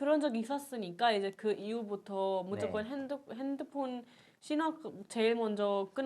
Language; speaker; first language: Korean; early bilingual, other home language; Urdu